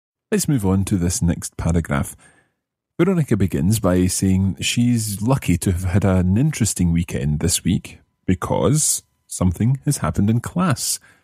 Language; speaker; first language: English; native; English